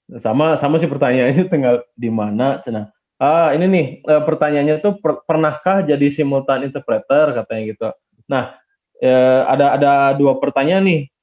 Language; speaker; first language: Indonesian; native; Indonesian